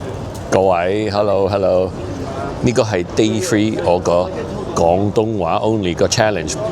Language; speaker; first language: Cantonese; early bilingual, heritage; English